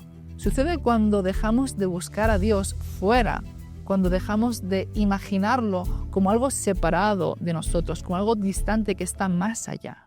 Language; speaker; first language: Spanish; native; Spanish